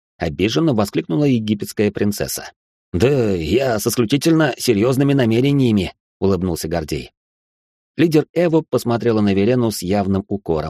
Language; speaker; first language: Russian; native; Russian